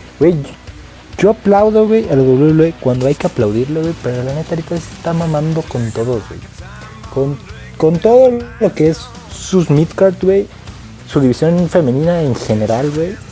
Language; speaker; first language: Spanish; native; Spanish